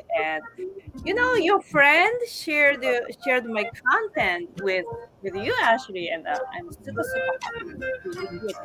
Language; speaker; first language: English; non-native, fluent; Japanese